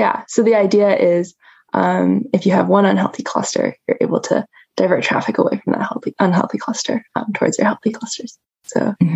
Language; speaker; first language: English; native; English